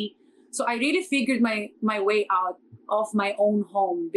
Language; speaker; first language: English; non-native, fluent; Portuguese